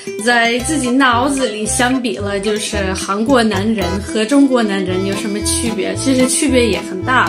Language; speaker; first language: Chinese; non-native, fluent; Russian